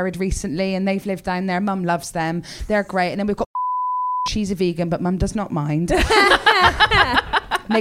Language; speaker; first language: English; native; English